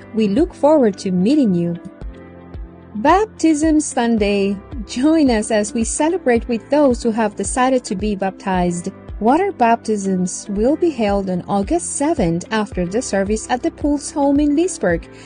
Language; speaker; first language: English; native; English